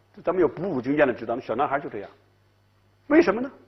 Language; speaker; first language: Chinese; native; Chinese